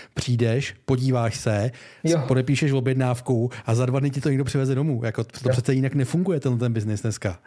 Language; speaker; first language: Czech; native; Czech